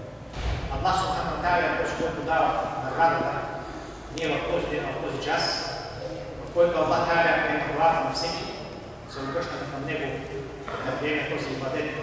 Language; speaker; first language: Bulgarian; non-native, local second language; Turkish